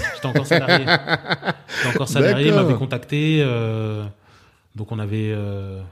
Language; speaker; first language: French; native; French